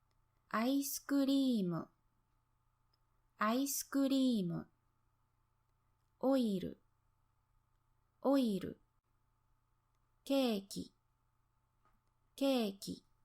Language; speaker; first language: Japanese; native; Japanese